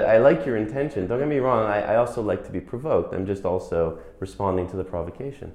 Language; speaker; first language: English; native; English